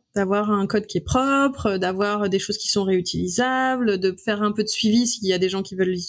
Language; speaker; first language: French; native; French